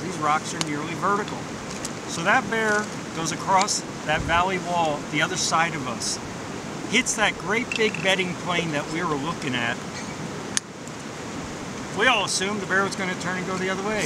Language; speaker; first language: English; native; English